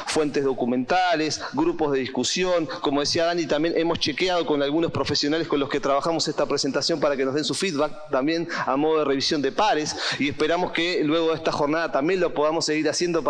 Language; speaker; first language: Spanish; native; Spanish